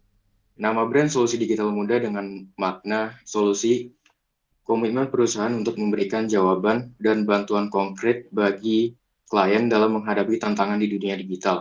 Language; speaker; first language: Indonesian; native; Indonesian